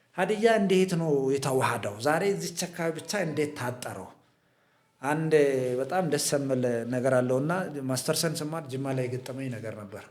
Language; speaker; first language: Amharic; non-native, local second language; Hadiyya